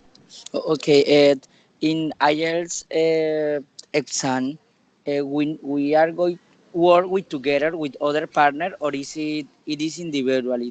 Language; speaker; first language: English; non-native, learner; Spanish